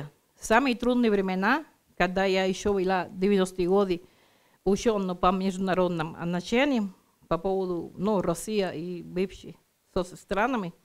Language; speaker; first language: Russian; non-native, learner; Spanish